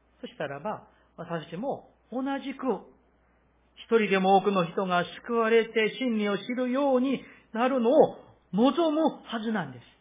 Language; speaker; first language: Japanese; non-native, fluent; Korean